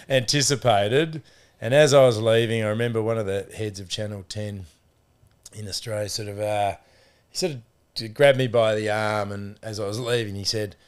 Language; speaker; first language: English; native; English